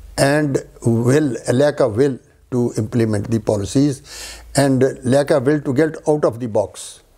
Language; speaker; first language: English; non-native, local second language; Punjabi